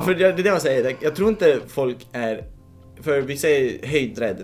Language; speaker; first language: Swedish; early bilingual, other home language; Lithuanian